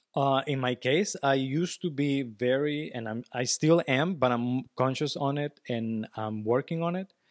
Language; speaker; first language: English; non-native, fluent; Spanish